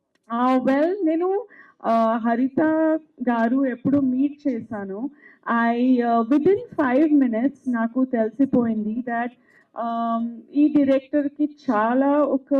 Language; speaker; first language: Telugu; non-native, fluent; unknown